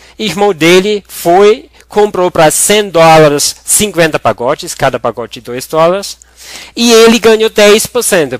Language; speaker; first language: Portuguese; non-native, fluent; German